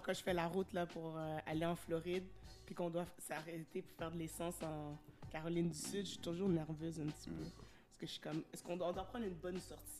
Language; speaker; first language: French; early bilingual, heritage; French